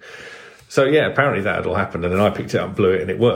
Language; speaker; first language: English; native; English